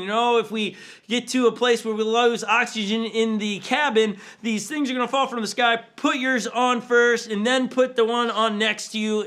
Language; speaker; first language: English; native; English